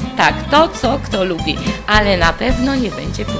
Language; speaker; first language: Polish; non-native, fluent; Italian